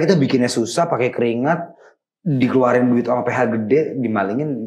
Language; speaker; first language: Indonesian; native; Indonesian